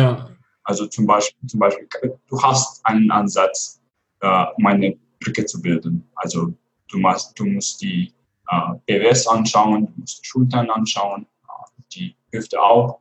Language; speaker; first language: German; non-native, fluent; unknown